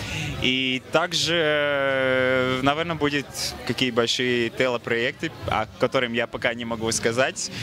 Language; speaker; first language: Russian; non-native, fluent; Latvian